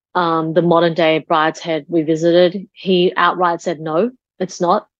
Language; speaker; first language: English; early bilingual, other home language; Chinese